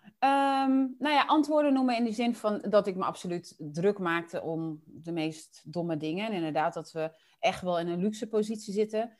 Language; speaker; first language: Dutch; early bilingual, other home language; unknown